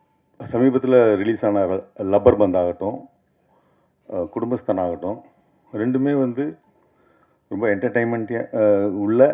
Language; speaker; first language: Tamil; native; Tamil